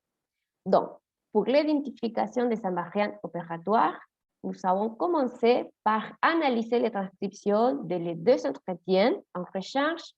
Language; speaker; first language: French; non-native, fluent; Spanish